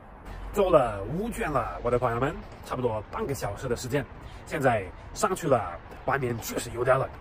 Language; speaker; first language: Chinese; non-native, fluent; German